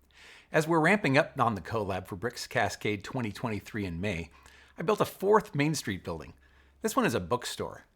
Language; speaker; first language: English; native; English